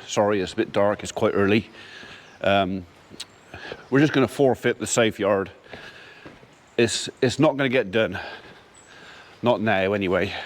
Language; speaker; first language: English; native; English